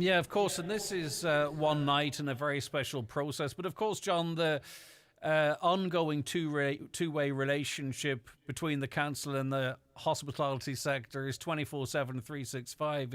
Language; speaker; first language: English; native; English